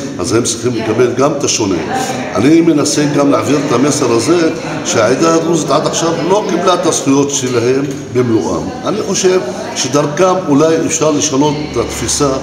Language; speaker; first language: Hebrew; non-native, local second language; Arabic